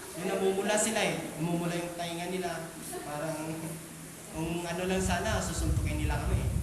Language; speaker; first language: Filipino; non-native, local second language; Cebuano